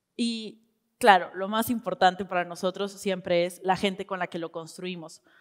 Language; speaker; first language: Spanish; native; Spanish